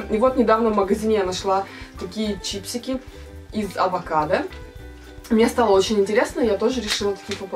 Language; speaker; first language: Russian; native; Russian